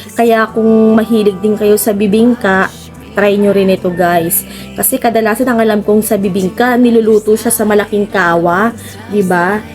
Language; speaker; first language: Filipino; non-native, local second language; Iloko